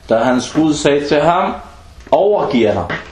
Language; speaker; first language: Danish; early bilingual, other home language; Arabic